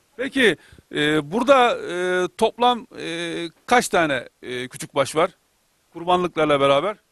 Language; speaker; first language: Turkish; native; Turkish